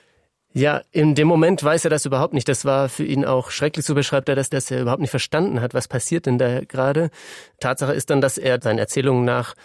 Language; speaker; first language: German; native; German